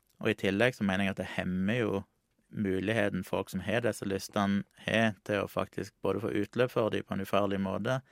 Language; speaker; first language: Norwegian; native; Norwegian